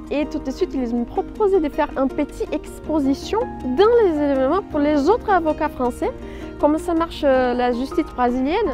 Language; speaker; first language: French; non-native, fluent; Portuguese